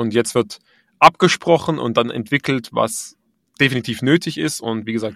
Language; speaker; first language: German; native; German